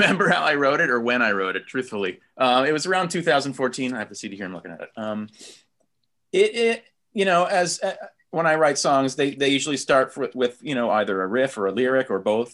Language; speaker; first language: English; native; English